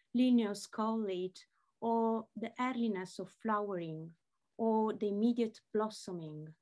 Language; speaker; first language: English; non-native, fluent; Italian